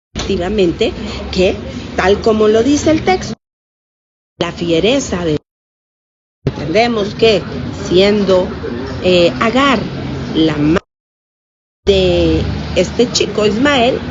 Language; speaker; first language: Spanish; native; Spanish